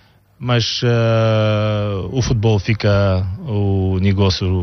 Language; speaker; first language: Portuguese; non-native, learner; Bulgarian